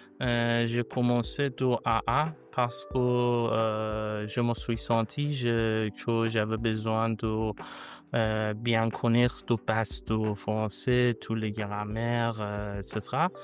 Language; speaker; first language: French; non-native, learner; Persian